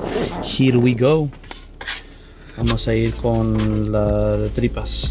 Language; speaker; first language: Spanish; early bilingual, heritage; Spanish